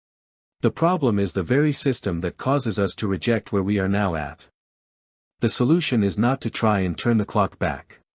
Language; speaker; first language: English; native; English